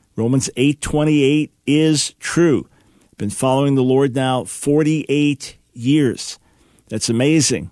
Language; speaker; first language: English; native; English